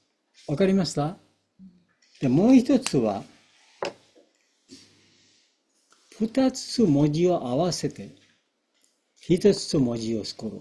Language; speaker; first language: Japanese; non-native, fluent; Bangla